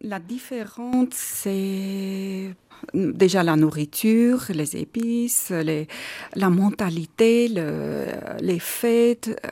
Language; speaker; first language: French; non-native, learner; Armenian